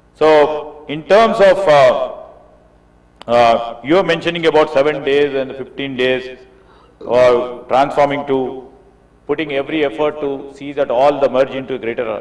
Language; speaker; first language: English; non-native, local second language; Telugu